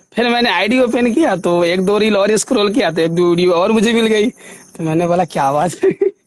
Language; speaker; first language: Hindi; native; Hindi